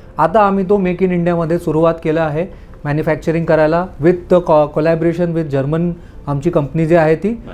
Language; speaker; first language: Marathi; non-native, local second language; Gujarati